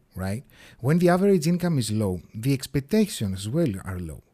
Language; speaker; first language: English; non-native, fluent; Greek